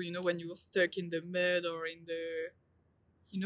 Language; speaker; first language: English; non-native, fluent; French